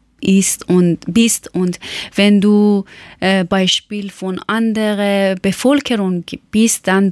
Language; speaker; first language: German; non-native, learner; Persian